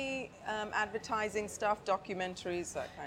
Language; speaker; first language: English; native; English